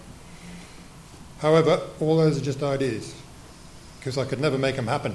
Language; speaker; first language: English; native; English